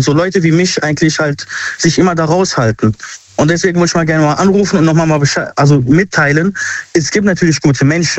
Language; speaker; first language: German; early bilingual, other home language; Arabic